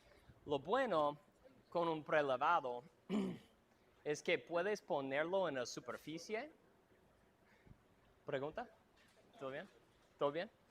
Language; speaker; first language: Spanish; non-native, fluent; English